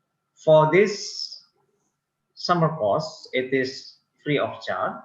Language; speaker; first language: English; non-native, local second language; Indonesian